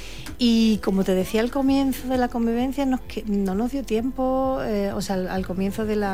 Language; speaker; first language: Spanish; native; Spanish